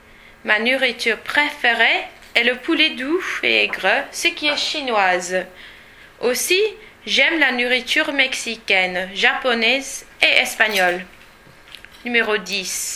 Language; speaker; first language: French; non-native, learner; English